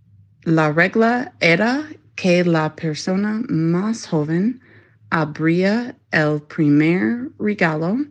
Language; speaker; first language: Spanish; non-native, learner; English